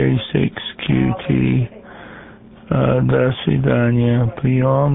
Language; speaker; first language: Russian; non-native, learner; English